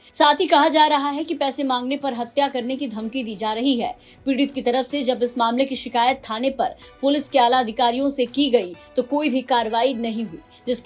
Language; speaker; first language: Hindi; native; Hindi